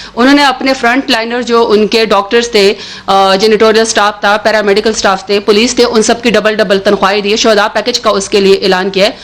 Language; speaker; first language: Urdu; non-native, local second language; Pashto